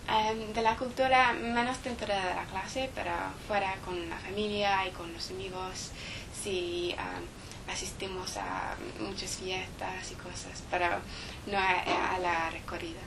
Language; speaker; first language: Spanish; non-native, learner; English